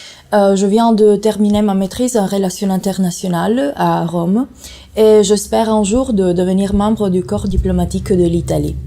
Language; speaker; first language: French; non-native, fluent; Italian